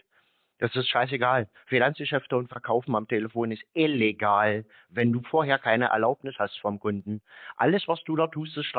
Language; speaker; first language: German; native; German